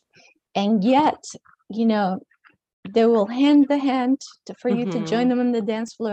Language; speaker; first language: English; non-native, fluent; Spanish